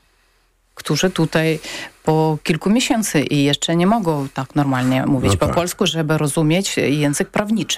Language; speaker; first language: Polish; non-native, learner; Ukrainian